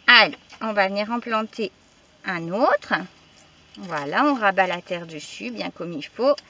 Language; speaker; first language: French; native; French